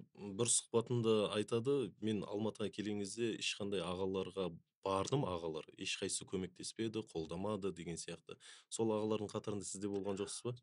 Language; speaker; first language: Kazakh; native; Kazakh